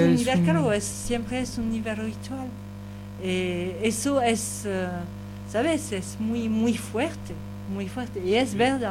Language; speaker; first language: Spanish; non-native, learner; French